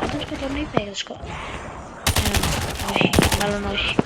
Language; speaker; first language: Greek; native; Greek